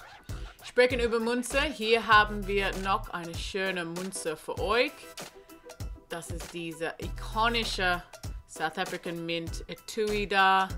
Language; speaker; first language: German; non-native, learner; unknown